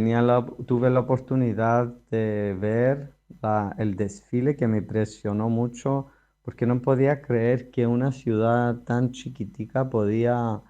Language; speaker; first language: Spanish; non-native, fluent; Greek